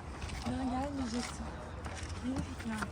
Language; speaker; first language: Turkish; native; Turkish